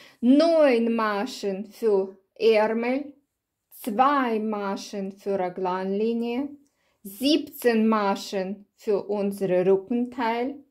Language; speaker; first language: German; non-native, learner; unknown